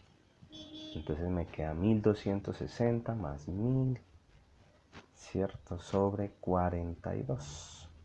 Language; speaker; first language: Spanish; native; Spanish